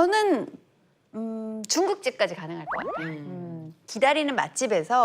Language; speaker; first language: Korean; native; Korean